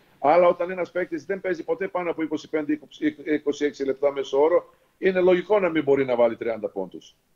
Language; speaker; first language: Greek; non-native, fluent; Serbian